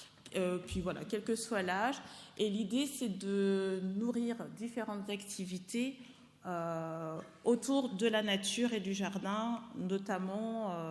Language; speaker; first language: French; native; French